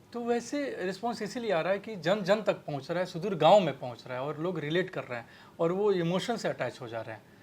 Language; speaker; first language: Hindi; native; Hindi